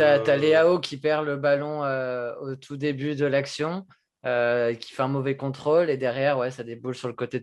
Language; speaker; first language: French; native; French